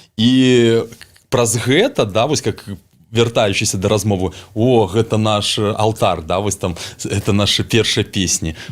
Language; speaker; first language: Belarusian; native; Belarusian